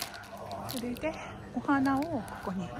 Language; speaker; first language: Japanese; native; Japanese